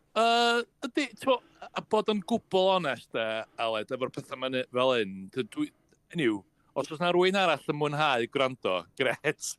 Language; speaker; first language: Welsh; native; Welsh